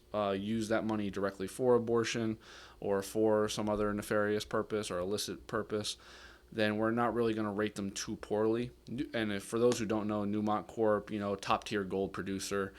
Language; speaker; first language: English; native; English